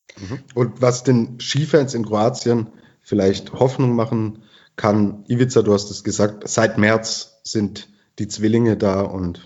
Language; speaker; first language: German; native; German